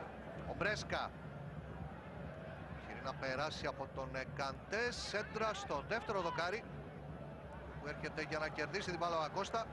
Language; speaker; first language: Greek; native; Greek